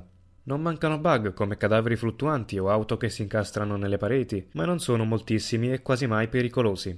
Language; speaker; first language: Italian; native; Italian